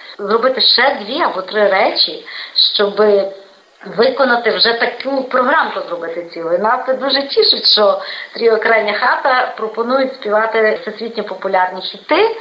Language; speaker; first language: Ukrainian; native; Ukrainian